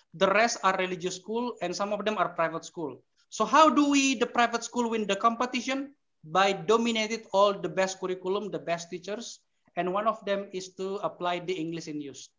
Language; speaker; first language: English; non-native, fluent; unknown